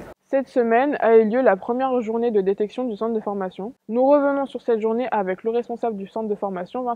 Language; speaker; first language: French; native; French